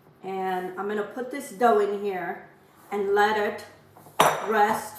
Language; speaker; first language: English; non-native, fluent; Portuguese